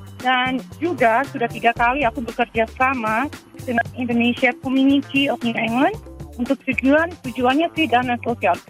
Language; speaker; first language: Indonesian; native; Indonesian